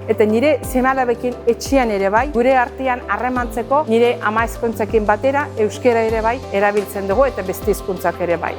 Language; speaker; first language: Basque; non-native, fluent; Azerbaijani